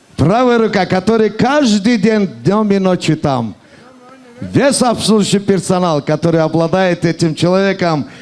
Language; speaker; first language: Russian; non-native, local second language; Turkish